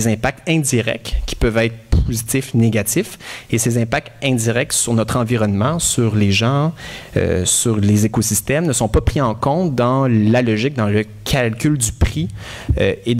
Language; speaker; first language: French; native; French